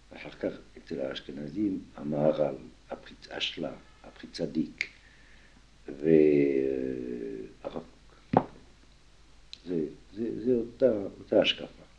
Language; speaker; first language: Hebrew; non-native, fluent; French